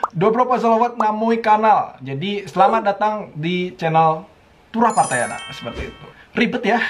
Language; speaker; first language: Indonesian; native; Indonesian